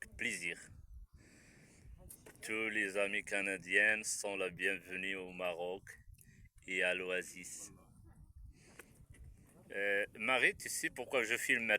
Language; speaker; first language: French; non-native, local second language; Arabic